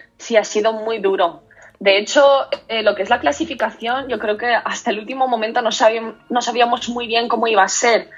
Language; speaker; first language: Spanish; early bilingual, other home language; Russian